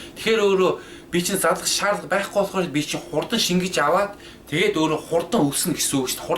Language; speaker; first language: Mongolian; early bilingual, heritage; Mongolian